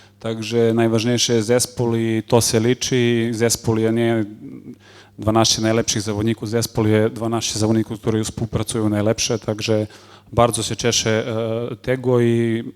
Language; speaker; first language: Polish; non-native, fluent; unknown